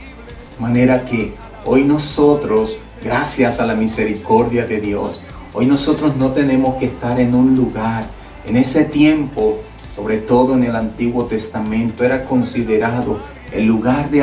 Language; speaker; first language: Spanish; native; Spanish